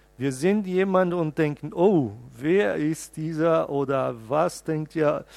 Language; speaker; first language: German; non-native, fluent; Portuguese